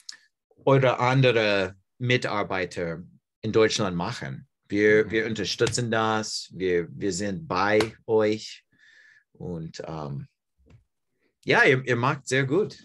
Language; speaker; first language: German; non-native, learner; English